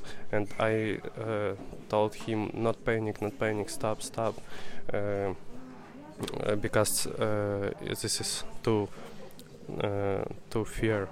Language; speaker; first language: English; non-native, learner; Russian